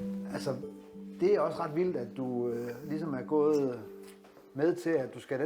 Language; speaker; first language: Danish; native; Danish